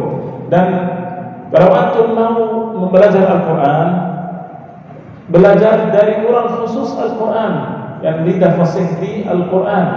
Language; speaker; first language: Indonesian; non-native, learner; Arabic